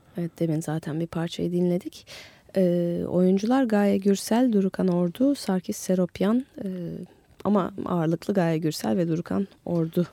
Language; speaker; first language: Turkish; native; Turkish